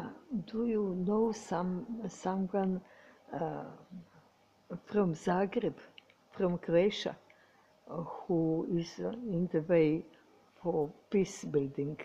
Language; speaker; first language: English; non-native, learner; Croatian